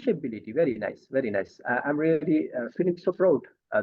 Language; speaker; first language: English; non-native, fluent; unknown